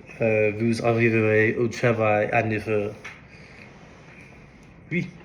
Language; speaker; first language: French; non-native, learner; English